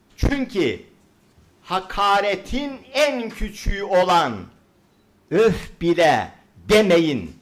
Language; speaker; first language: Turkish; native; Turkish